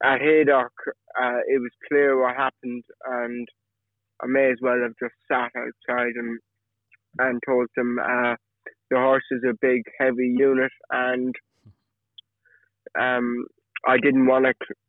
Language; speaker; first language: English; native; English